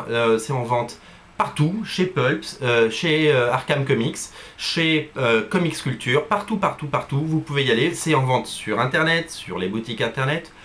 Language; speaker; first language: French; native; French